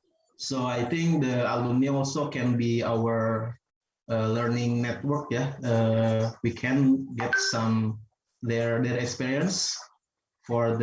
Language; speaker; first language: English; non-native, fluent; Indonesian